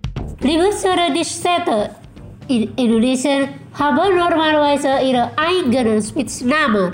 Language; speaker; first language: German; non-native, learner; Indonesian